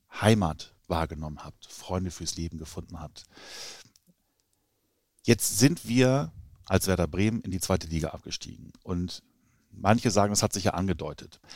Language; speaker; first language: German; native; German